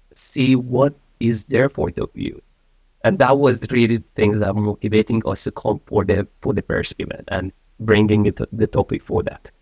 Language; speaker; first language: English; non-native, fluent; Persian